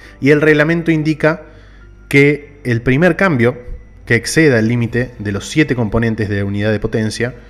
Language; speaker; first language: Spanish; native; Spanish